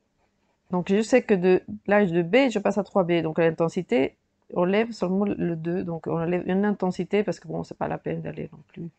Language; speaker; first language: French; native; French